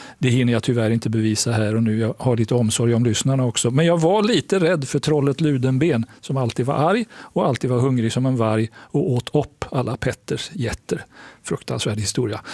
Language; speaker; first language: Swedish; native; Swedish